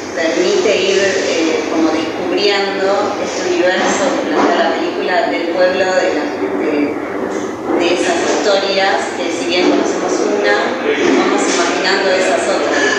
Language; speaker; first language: Spanish; native; Spanish